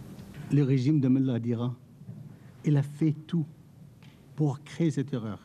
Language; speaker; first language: French; non-native, fluent; Arabic